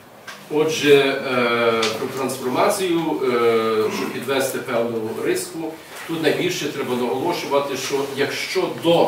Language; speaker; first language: Ukrainian; early bilingual, heritage; English